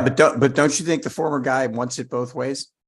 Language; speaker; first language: English; native; English